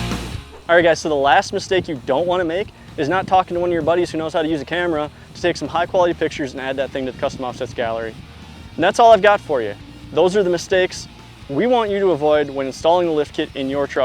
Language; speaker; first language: English; native; English